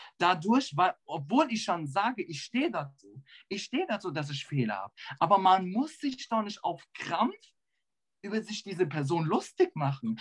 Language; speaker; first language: German; early bilingual, other home language; Turkish